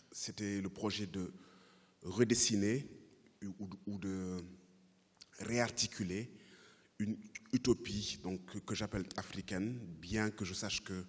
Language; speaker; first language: French; native; French